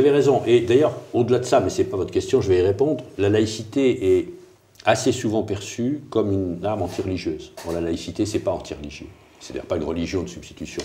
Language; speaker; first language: French; native; French